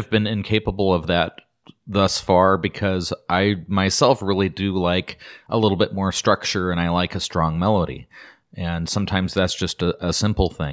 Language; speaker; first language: English; native; English